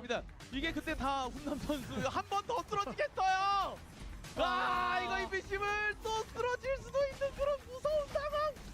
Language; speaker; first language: Korean; native; Korean